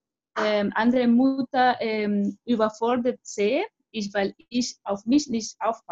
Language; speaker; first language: German; non-native, fluent; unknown